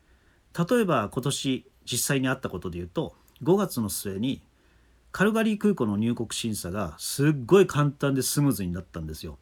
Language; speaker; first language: Japanese; native; Japanese